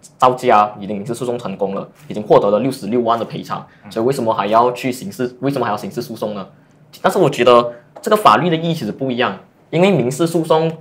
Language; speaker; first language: Chinese; native; Chinese